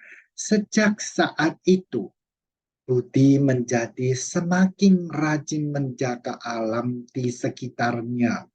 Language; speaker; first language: Indonesian; non-native, fluent; Chinese